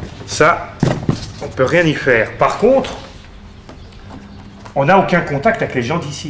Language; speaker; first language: French; native; French